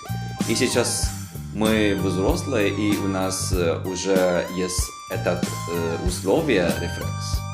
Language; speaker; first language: Russian; non-native, fluent; Chinese